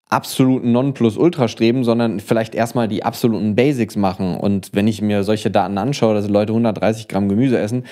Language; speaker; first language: German; native; German